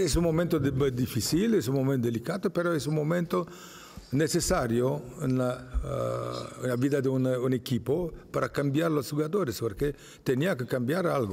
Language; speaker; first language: Italian; non-native, fluent; Romanian